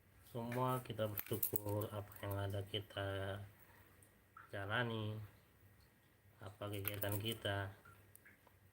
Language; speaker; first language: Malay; non-native, local second language; Minangkabau